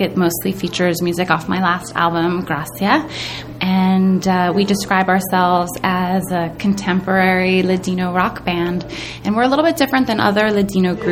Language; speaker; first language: English; native; English